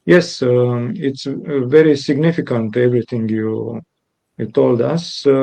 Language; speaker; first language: English; non-native, fluent; Romanian